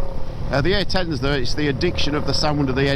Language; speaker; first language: English; native; English